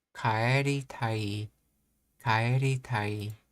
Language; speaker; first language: Japanese; non-native, learner; English